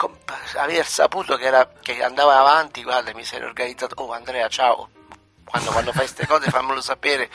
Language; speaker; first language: Italian; native; Italian